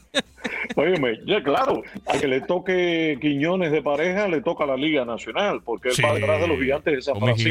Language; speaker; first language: Spanish; native; Spanish